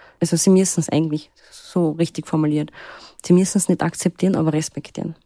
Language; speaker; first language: German; early bilingual, other home language; Turkish